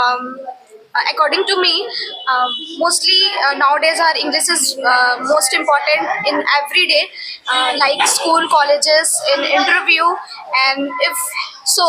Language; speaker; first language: English; non-native, learner; Hindi